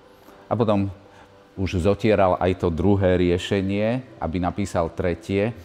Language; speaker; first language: Slovak; native; Slovak